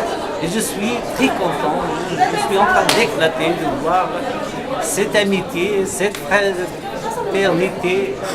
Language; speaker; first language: French; non-native, fluent; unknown